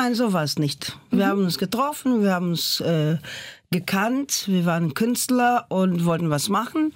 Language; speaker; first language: German; non-native, fluent; Portuguese